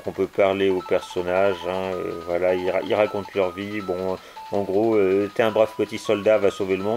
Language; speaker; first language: French; native; French